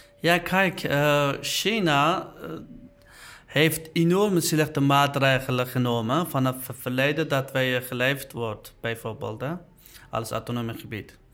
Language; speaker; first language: Dutch; non-native, learner; Uyghur